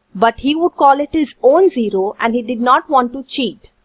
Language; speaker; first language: English; non-native, local second language; Hindi